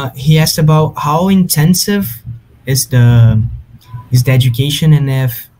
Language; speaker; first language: English; non-native, fluent; Portuguese